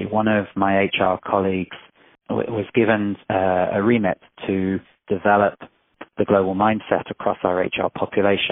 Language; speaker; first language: English; native; English